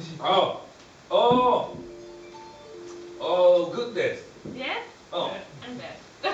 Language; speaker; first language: English; non-native, learner; Japanese